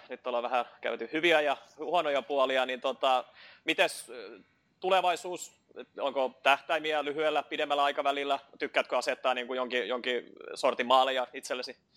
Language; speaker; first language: Finnish; native; Finnish